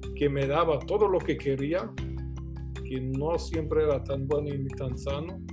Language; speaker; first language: Spanish; non-native, fluent; German